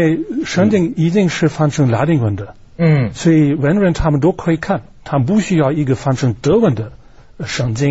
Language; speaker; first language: Chinese; non-native, fluent; German